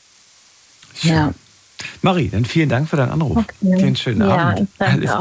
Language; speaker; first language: German; native; German